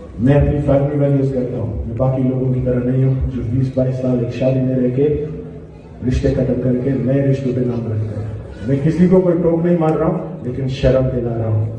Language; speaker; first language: Urdu; early bilingual, heritage; Urdu